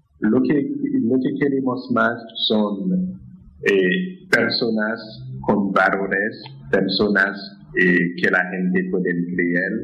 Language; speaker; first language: Spanish; non-native, fluent; Haitian Creole